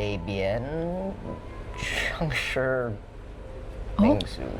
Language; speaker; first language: Chinese; non-native, learner; English